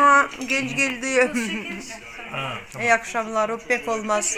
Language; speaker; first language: Turkish; non-native, learner; Russian